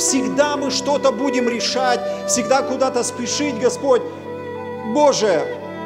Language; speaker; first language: Russian; native; Russian